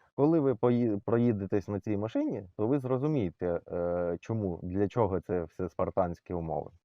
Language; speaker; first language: Ukrainian; non-native, local second language; Russian